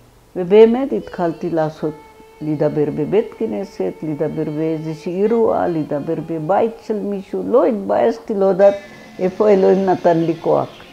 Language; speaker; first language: Hebrew; non-native, fluent; Marathi